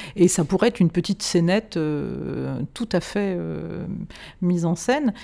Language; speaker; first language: French; native; French